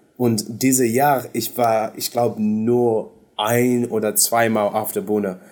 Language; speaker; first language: German; non-native, fluent; English